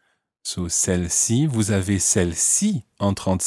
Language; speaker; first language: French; non-native, fluent; English